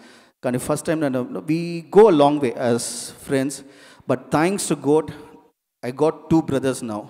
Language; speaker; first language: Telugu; non-native, learner; Tamil